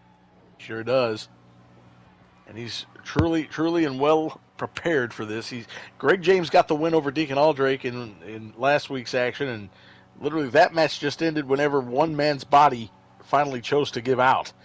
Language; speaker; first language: English; native; English